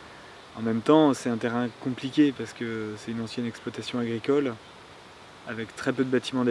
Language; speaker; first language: French; native; French